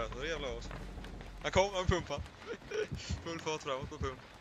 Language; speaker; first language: Swedish; native; Swedish